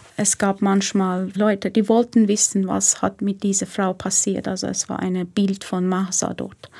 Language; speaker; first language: German; non-native, fluent; Persian